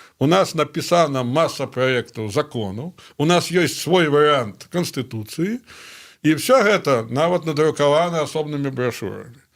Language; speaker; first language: Belarusian; native; Belarusian